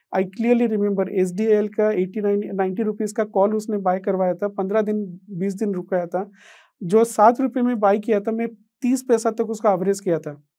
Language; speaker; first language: Hindi; non-native, local second language; Odia